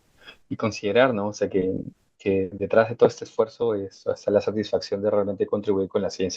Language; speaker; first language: Spanish; native; Spanish